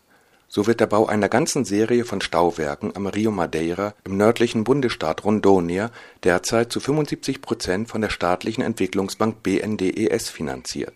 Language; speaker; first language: German; native; German